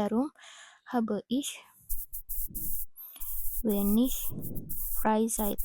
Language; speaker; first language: German; non-native, fluent; Indonesian